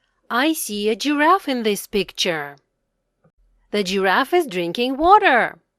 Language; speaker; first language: English; non-native, fluent; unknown